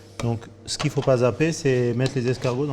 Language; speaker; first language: French; native; French